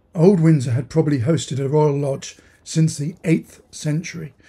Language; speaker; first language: English; native; English